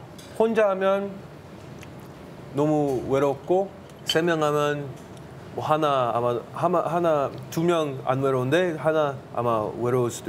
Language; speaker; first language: Korean; non-native, learner; English